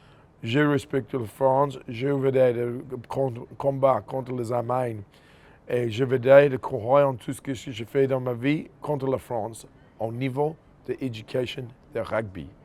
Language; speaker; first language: French; non-native, fluent; English